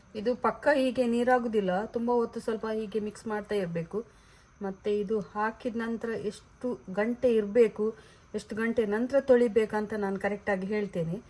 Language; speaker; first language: Kannada; non-native, local second language; Tulu